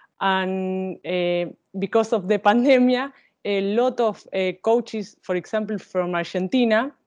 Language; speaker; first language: English; non-native, learner; Spanish